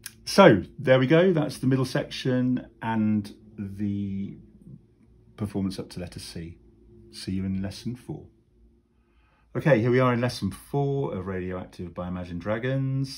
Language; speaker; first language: English; native; English